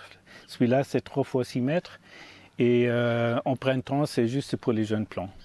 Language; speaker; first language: French; non-native, learner; German